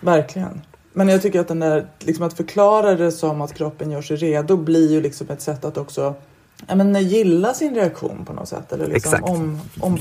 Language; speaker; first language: Swedish; native; Swedish